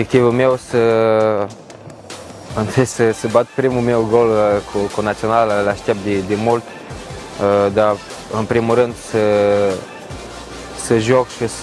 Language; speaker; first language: Romanian; early bilingual, heritage; Romanian